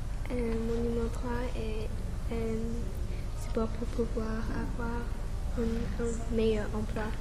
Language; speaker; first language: French; non-native, learner; English